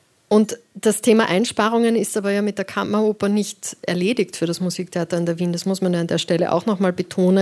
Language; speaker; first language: German; native; German